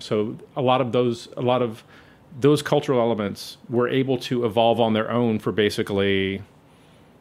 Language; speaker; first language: English; native; English